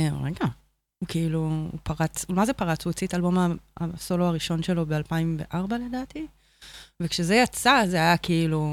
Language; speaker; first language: Hebrew; native; Hebrew